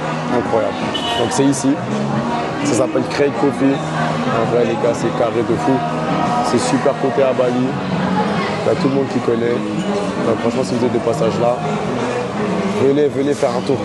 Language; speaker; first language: French; native; French